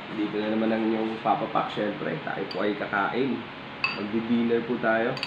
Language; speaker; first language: Filipino; non-native, local second language; Iloko